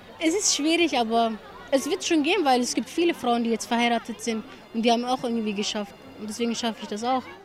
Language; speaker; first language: German; early bilingual, other home language; Kurdish